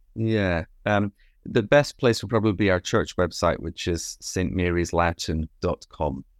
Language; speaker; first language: English; native; English